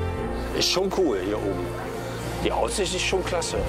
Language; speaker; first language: German; native; German